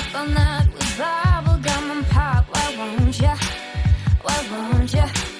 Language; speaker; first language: Swedish; native; Swedish